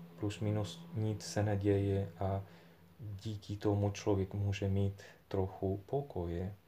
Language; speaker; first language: Czech; non-native, fluent; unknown